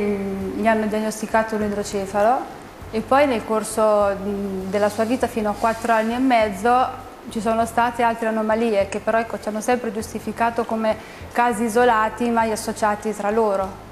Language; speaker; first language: Italian; native; Italian